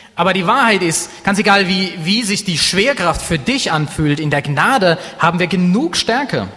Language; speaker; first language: German; native; German